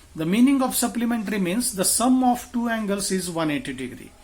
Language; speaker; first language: English; non-native, local second language; Marathi